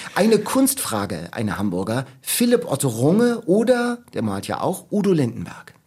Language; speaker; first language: German; native; German